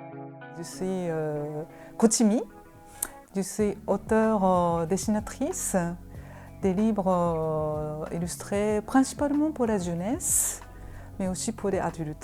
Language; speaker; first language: French; non-native, fluent; Japanese